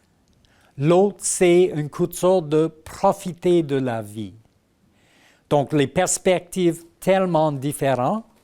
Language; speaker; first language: French; non-native, fluent; English